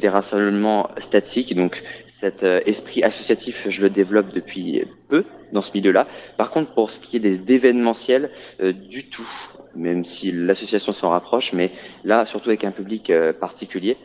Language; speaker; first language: French; native; French